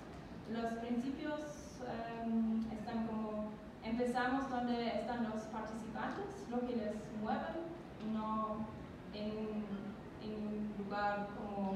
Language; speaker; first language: Spanish; non-native, learner; German